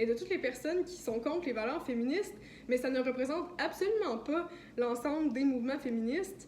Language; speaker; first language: French; native; French